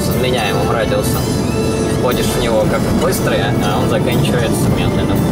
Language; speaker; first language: Russian; native; Russian